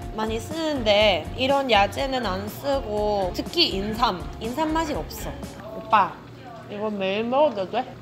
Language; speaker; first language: Korean; non-native, fluent; Spanish